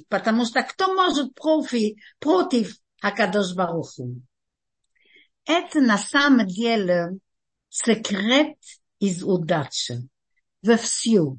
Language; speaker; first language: Russian; early bilingual, heritage; Russian